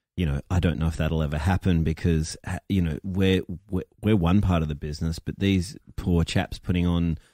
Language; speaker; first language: English; native; English